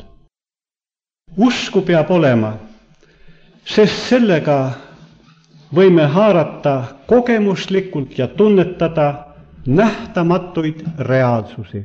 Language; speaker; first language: Estonian; native; Estonian